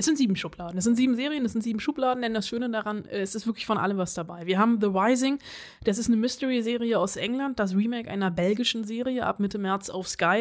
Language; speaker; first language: German; native; German